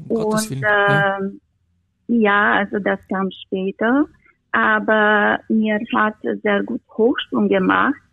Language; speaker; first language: German; non-native, fluent; Romanian